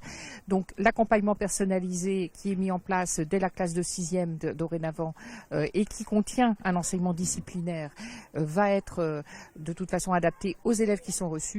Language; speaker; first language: French; native; French